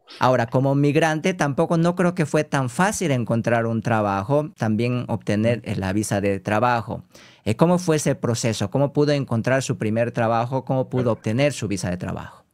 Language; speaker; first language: Spanish; non-native, fluent; Korean